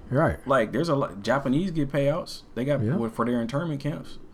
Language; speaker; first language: English; native; English